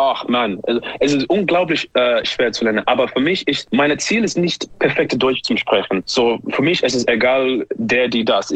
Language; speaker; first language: German; non-native, learner; English